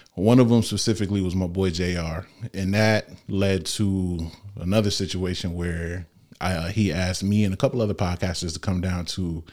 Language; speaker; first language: English; native; English